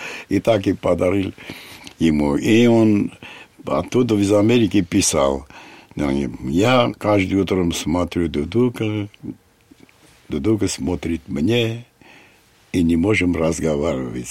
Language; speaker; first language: Russian; non-native, fluent; Armenian